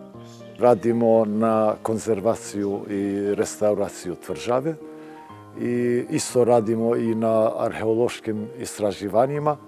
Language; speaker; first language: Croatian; non-native, local second language; Albanian